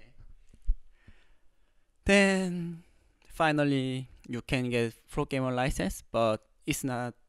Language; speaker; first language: English; non-native, learner; Korean